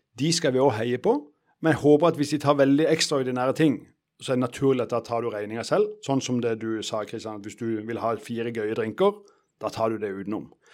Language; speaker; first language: Norwegian; native; Norwegian